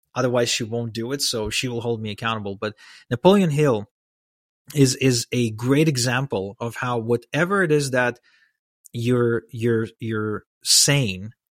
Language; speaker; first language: English; early bilingual, other home language; Hebrew